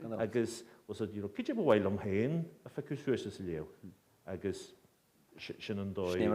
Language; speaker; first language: Irish; native; Irish